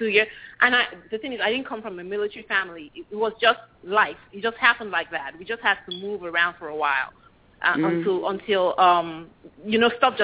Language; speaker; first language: English; non-native, local second language; Yoruba